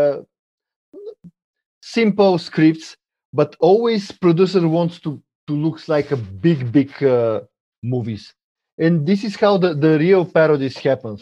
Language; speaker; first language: English; non-native, fluent; Bulgarian